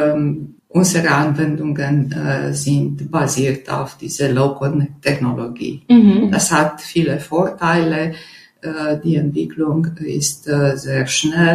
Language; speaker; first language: German; non-native, fluent; Romanian